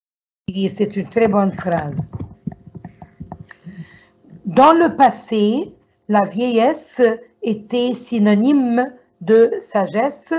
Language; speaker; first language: French; non-native, learner; Arabic